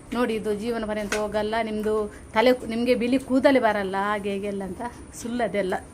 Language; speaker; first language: Kannada; non-native, local second language; Tulu